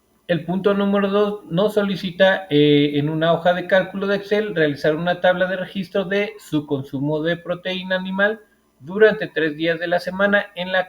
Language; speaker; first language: Spanish; native; Spanish